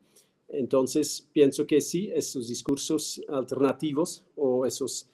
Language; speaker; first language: Spanish; non-native, fluent; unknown